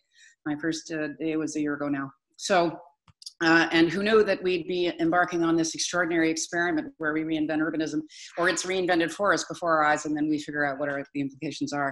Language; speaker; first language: English; native; English